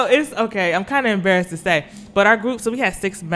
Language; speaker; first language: English; native; English